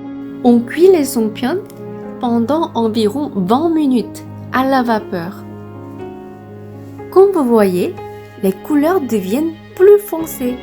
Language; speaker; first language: French; non-native, fluent; Korean